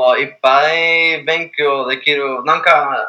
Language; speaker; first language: Japanese; non-native, learner; English